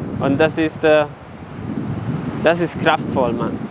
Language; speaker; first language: German; non-native, fluent; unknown